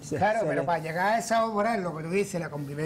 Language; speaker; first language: Spanish; native; Spanish